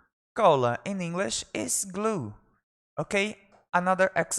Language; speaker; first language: English; non-native, fluent; Portuguese